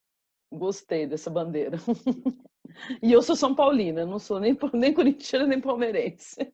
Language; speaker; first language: Portuguese; native; Portuguese